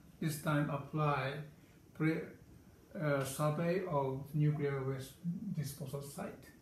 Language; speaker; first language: English; non-native, learner; Japanese